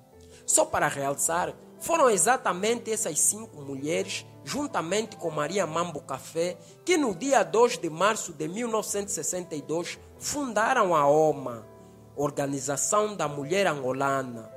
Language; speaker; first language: Portuguese; native; Portuguese